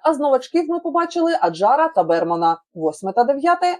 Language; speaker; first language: Ukrainian; native; Ukrainian